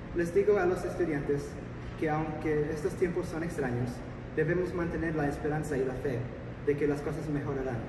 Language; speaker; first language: Spanish; early bilingual, heritage; Spanish